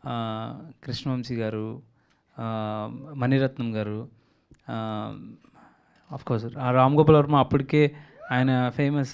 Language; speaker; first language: Telugu; native; Telugu